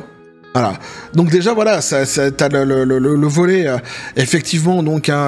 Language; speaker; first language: French; native; French